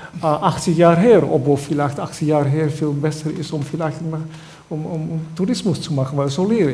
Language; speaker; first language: German; non-native, fluent; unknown